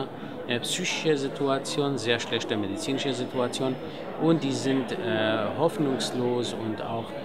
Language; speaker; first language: German; non-native, fluent; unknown